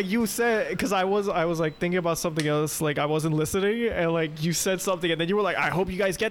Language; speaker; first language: English; non-native, fluent; Spanish